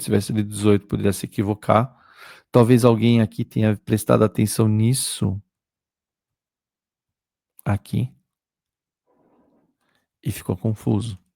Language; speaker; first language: Portuguese; native; Portuguese